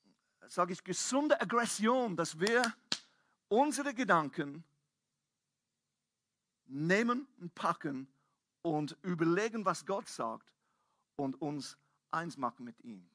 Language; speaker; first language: German; non-native, fluent; English